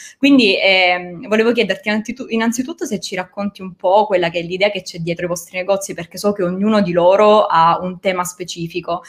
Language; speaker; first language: Italian; native; Italian